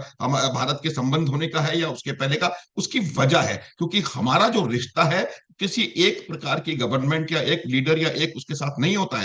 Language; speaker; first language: Hindi; native; Hindi